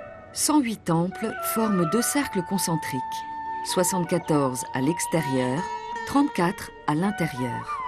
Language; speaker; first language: French; native; French